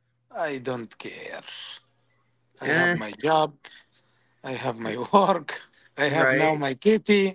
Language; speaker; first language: English; non-native, learner; Arabic